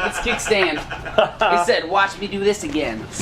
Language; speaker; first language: English; native; English